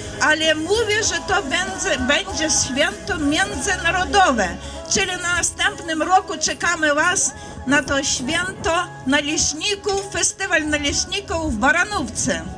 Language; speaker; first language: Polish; non-native, fluent; Ukrainian